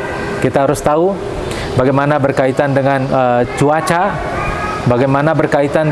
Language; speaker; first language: Indonesian; native; Indonesian